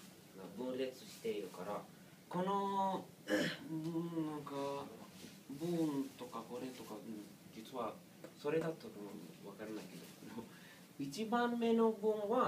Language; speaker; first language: Japanese; non-native, learner; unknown